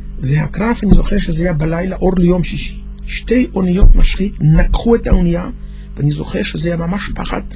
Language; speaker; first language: Hebrew; non-native, fluent; Yiddish